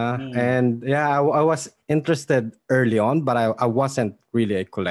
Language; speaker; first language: English; non-native, local second language; Filipino